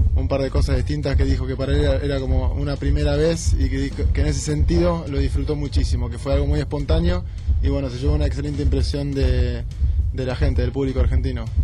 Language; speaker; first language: Spanish; native; Spanish